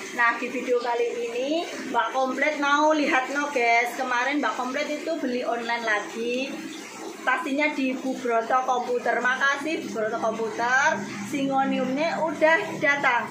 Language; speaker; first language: Indonesian; non-native, local second language; Javanese